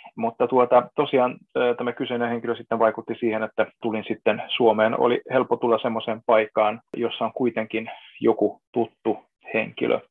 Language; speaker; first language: Finnish; non-native, fluent; Hungarian